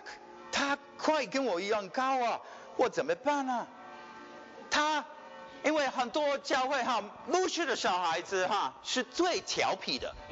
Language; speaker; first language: Chinese; early bilingual, heritage; Chinese